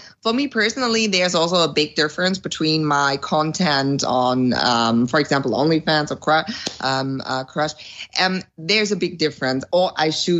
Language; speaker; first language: English; non-native, fluent; German